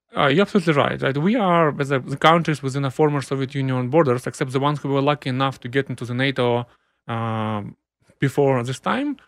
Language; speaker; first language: English; non-native, fluent; Ukrainian